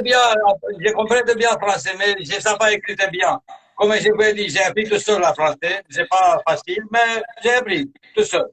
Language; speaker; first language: French; non-native, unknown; Romanian